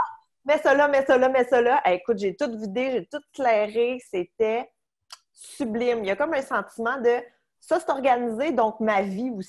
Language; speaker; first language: French; native; French